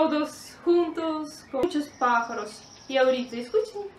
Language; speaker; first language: Spanish; non-native, learner; Russian